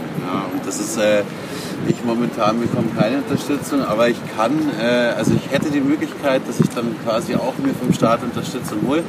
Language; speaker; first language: German; native; German